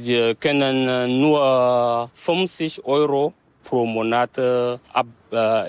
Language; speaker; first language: German; non-native, learner; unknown